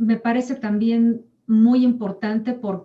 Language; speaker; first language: Spanish; native; Spanish